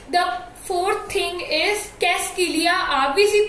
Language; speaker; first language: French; non-native, learner; Hindi